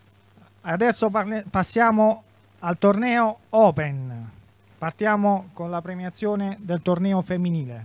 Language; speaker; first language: Italian; native; Italian